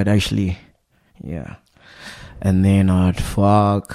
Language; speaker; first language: English; non-native, local second language; Venda